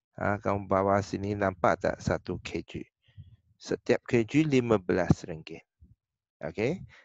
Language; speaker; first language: Malay; non-native, local second language; Chinese